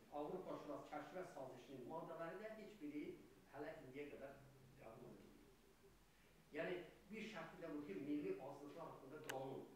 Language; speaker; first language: Azerbaijani; non-native, local second language; Talysh